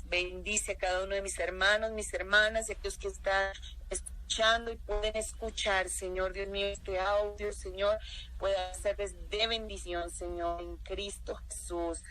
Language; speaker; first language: Spanish; native; Spanish